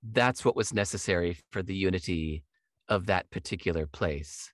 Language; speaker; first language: English; native; English